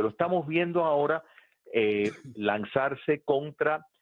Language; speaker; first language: Spanish; native; Spanish